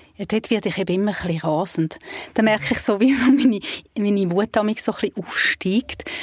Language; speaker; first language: German; native; German